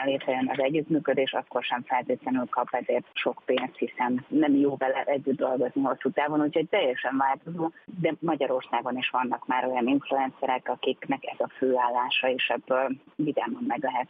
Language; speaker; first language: Hungarian; native; Hungarian